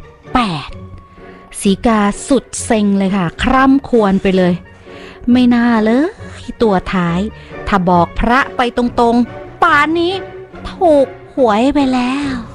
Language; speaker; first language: Thai; native; Thai